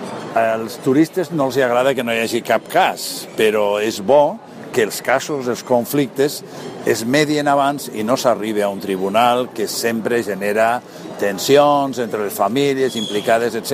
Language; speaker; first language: Catalan; native; Catalan